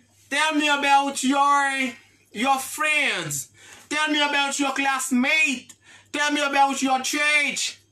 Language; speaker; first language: English; non-native, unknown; Haitian Creole